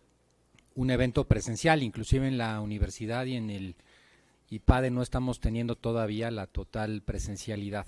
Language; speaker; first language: Spanish; native; Spanish